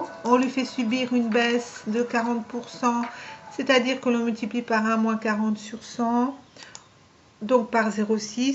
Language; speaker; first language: French; native; French